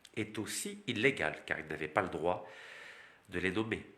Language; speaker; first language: French; non-native, local second language; Arabic